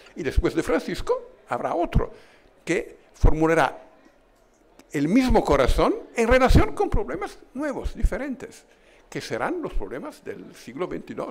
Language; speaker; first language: Spanish; non-native, fluent; Italian